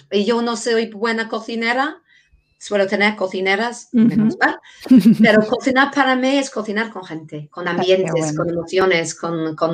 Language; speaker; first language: Spanish; non-native, fluent; English